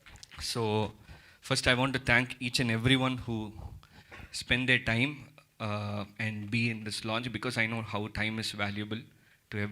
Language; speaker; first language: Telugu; early bilingual, heritage; Telugu